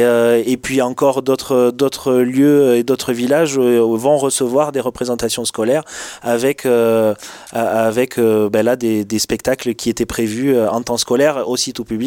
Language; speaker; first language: French; native; French